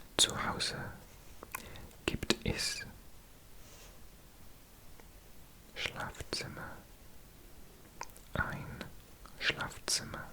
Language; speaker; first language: German; non-native, learner; English